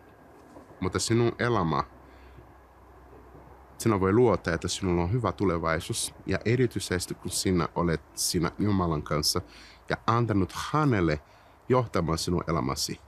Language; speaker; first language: Finnish; non-native, fluent; Portuguese